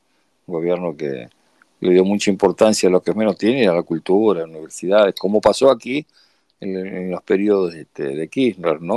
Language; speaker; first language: Spanish; native; Spanish